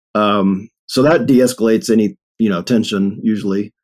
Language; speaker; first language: English; native; English